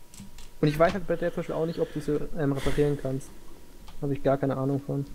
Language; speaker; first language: German; native; German